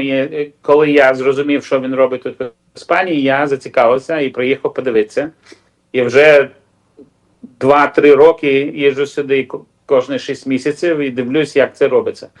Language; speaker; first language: Ukrainian; non-native, local second language; Russian